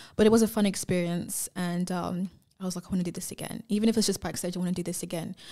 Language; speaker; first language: English; native; English